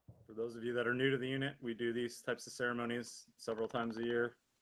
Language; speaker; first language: English; native; English